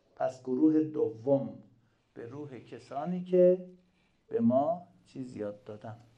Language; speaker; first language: Persian; native; Persian